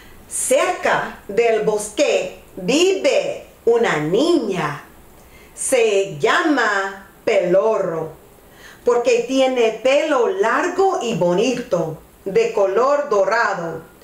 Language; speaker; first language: Spanish; non-native, learner; English